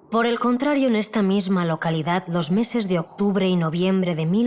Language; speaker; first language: Spanish; native; Spanish